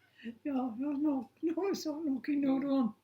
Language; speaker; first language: German; non-native, local second language; Low German